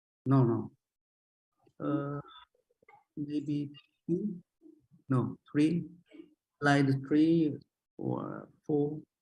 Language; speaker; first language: English; non-native, learner; Japanese